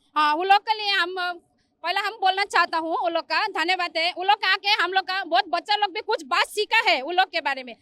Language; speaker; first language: Hindi; non-native, local second language; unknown